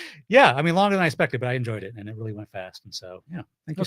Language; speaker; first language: English; native; English